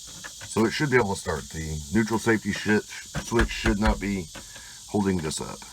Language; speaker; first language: English; native; English